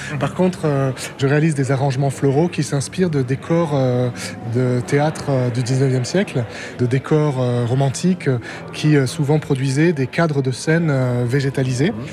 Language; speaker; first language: French; native; French